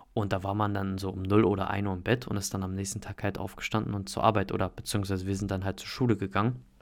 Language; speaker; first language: German; native; German